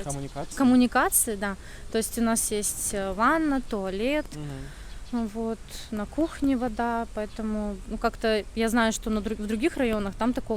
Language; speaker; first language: Russian; native; Russian